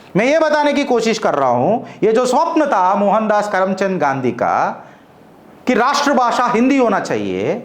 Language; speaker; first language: Hindi; non-native, local second language; Telugu